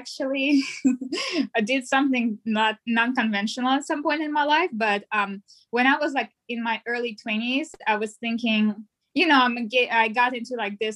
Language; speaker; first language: English; non-native, fluent; Russian